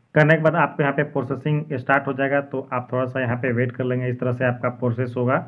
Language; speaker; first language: Hindi; native; Hindi